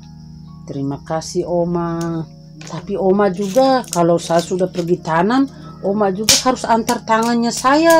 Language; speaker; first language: Indonesian; non-native, local second language; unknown